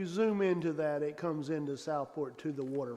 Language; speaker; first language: English; native; English